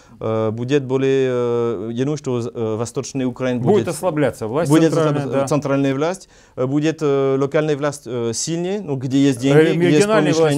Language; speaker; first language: Russian; non-native, learner; French